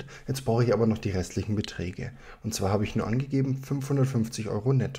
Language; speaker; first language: German; native; German